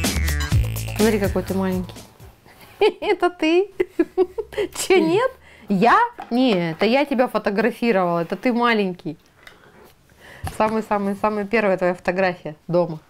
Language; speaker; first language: Russian; native; Russian